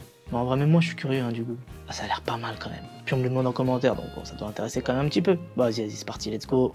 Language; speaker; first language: French; native; French